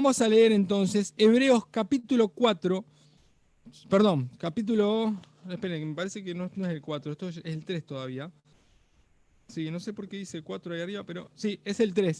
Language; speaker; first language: Spanish; native; Spanish